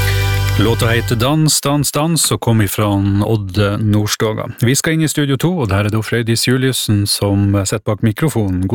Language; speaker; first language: Norwegian; native; Norwegian